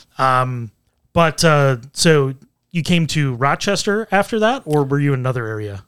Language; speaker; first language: English; native; English